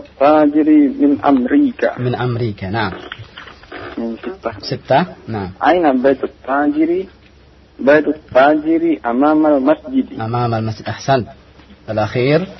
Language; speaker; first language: Arabic; non-native, fluent; Indonesian